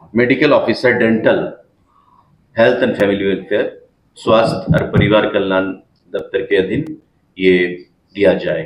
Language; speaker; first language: Hindi; non-native, local second language; Bangla